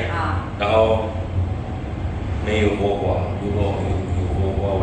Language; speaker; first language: Chinese; non-native, learner; Indonesian